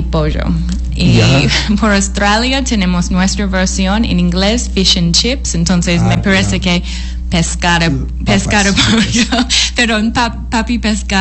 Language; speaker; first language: Spanish; non-native, fluent; English